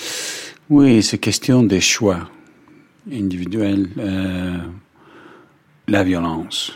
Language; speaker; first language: French; non-native, fluent; English